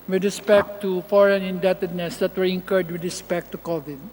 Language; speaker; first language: English; non-native, local second language; Filipino